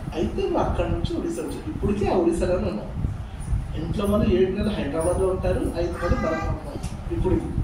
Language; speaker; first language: Telugu; non-native, local second language; Urdu